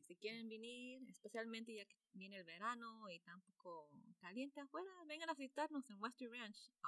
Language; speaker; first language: Spanish; early bilingual, heritage; Spanish